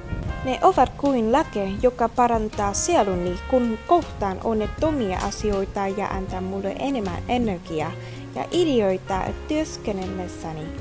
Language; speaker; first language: Finnish; non-native, learner; Vietnamese